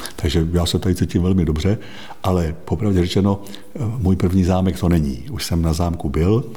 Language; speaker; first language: Czech; native; Czech